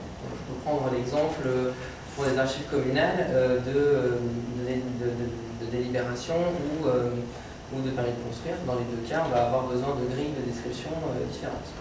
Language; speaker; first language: French; native; French